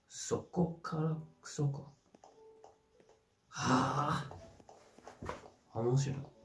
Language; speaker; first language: Japanese; non-native, fluent; English